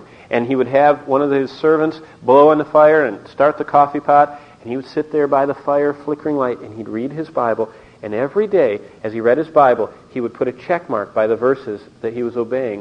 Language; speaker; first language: English; native; English